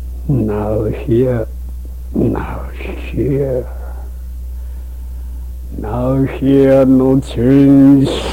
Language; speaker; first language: English; non-native, learner; Japanese